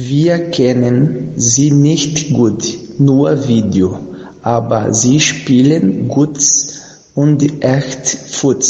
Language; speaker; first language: German; non-native, learner; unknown